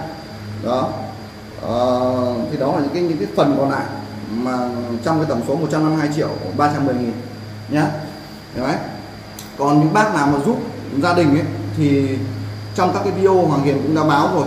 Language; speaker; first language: Vietnamese; native; Vietnamese